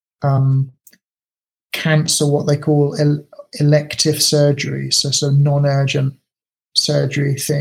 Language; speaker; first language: English; native; English